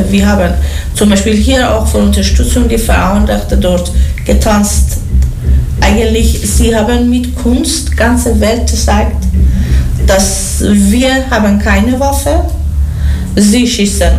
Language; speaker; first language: German; non-native, learner; Persian